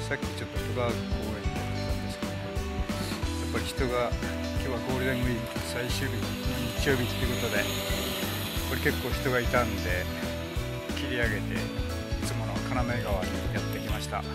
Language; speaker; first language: Japanese; native; Japanese